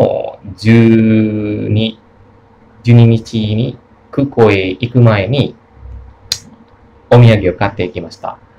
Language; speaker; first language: Japanese; non-native, learner; Indonesian